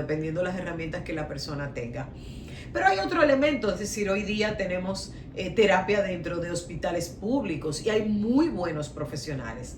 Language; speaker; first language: Spanish; native; Spanish